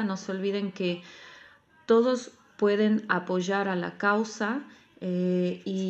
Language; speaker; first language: Spanish; non-native, fluent; Ukrainian